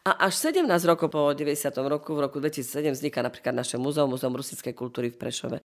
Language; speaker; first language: Slovak; non-native, local second language; Rusyn